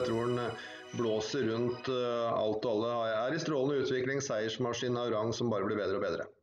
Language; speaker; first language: Norwegian; native; Norwegian